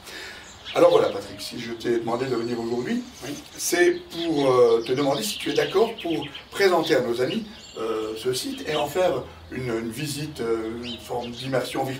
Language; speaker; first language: French; native; French